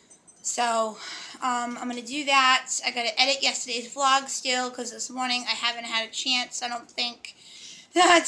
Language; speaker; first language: English; native; English